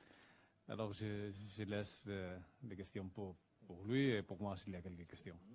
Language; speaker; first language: French; non-native, fluent; Spanish